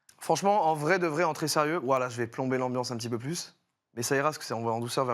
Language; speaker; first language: French; native; French